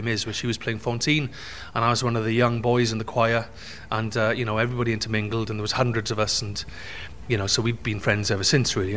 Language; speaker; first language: English; native; English